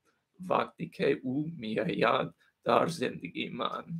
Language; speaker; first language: Persian; non-native, learner; English